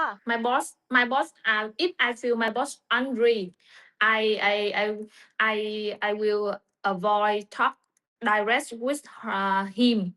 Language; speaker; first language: English; non-native, learner; Vietnamese